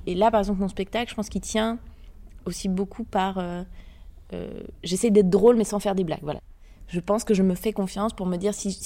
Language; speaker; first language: French; native; French